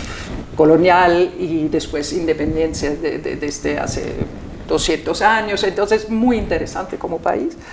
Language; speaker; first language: Spanish; non-native, fluent; German